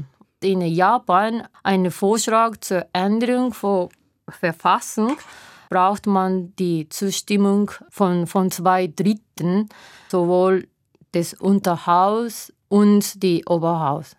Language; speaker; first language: German; non-native, learner; Japanese